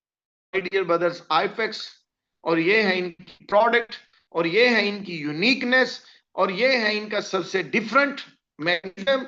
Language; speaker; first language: Hindi; native; Hindi